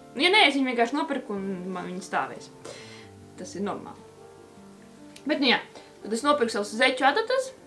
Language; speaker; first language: Latvian; native; Latvian